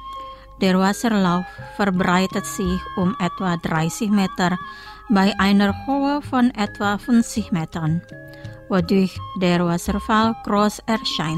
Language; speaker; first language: German; non-native, fluent; Indonesian